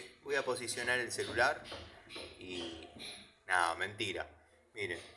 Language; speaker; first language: Spanish; native; Spanish